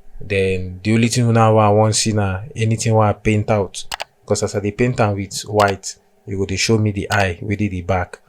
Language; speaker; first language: Nigerian Pidgin; non-native, local second language; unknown